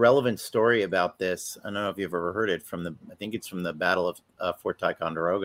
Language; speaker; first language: English; native; English